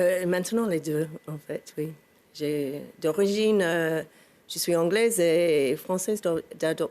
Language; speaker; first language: French; non-native, fluent; English